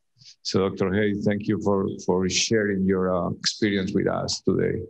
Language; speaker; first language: English; non-native, fluent; Spanish